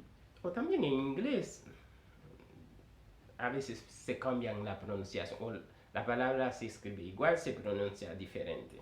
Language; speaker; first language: Spanish; non-native, fluent; Haitian Creole